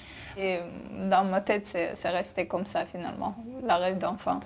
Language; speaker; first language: French; non-native, fluent; Chechen